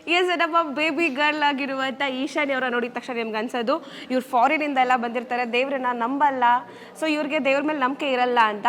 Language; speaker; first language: Kannada; native; Kannada